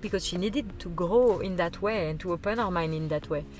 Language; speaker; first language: English; non-native, fluent; French